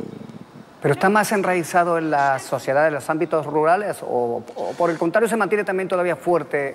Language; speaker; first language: Spanish; native; Spanish